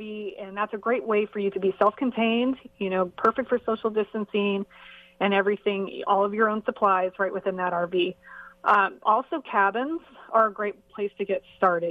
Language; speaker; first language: English; native; English